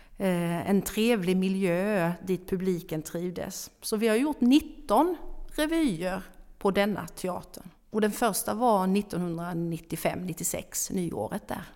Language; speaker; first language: Swedish; native; Swedish